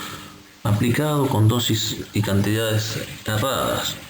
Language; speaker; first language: Spanish; native; Spanish